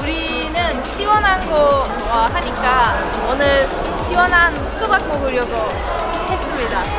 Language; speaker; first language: Korean; non-native, learner; Turkish